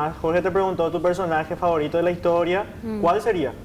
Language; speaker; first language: Spanish; native; Spanish